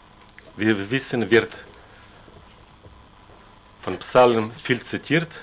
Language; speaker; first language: German; non-native, fluent; Russian